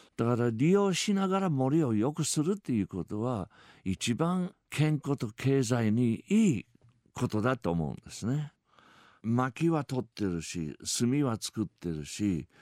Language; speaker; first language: Japanese; non-native, fluent; English